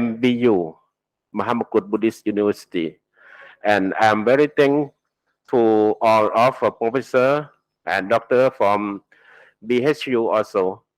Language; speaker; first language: English; non-native, learner; Thai